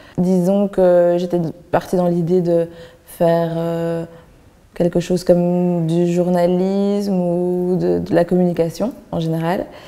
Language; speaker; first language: French; early bilingual, other home language; Kinyarwanda